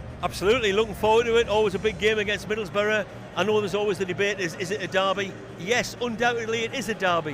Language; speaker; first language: English; native; English